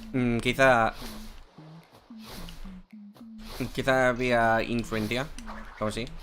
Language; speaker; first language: Spanish; non-native, fluent; English